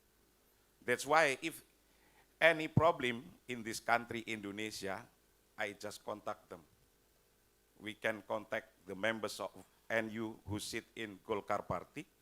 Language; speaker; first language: English; non-native, fluent; Indonesian